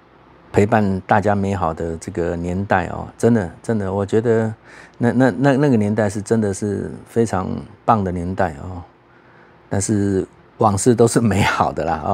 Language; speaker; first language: Chinese; native; Chinese